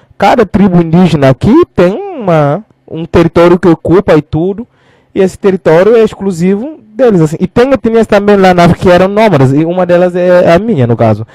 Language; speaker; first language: Portuguese; non-native, local second language; Fula